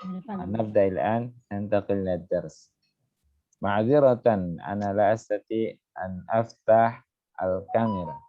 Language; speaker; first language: Arabic; non-native, fluent; Indonesian